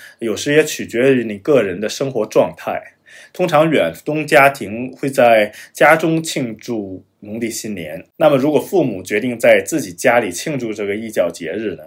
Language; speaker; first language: Chinese; non-native, fluent; German